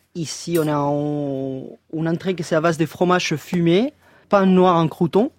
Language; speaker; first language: French; non-native, fluent; Spanish